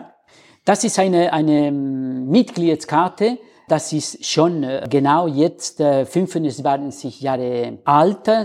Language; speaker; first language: German; non-native, learner; Spanish